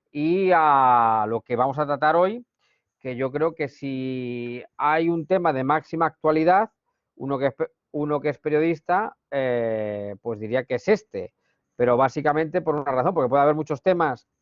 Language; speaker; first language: Spanish; native; Spanish